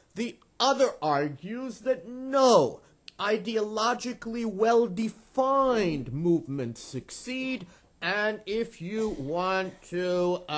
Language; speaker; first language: English; native; English